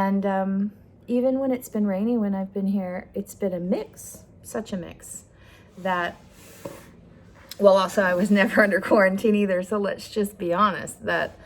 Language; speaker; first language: English; native; English